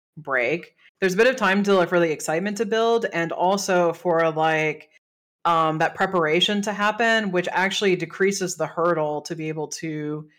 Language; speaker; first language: English; native; English